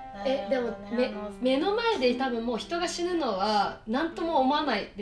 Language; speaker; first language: Japanese; native; Japanese